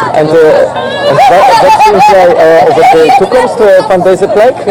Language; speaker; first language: Dutch; non-native, learner; Polish